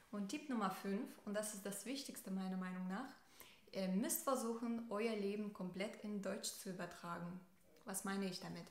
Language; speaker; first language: German; non-native, fluent; Russian